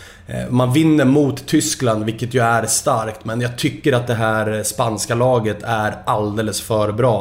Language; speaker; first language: Swedish; native; Swedish